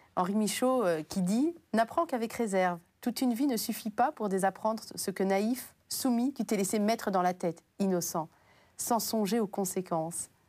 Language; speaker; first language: French; native; French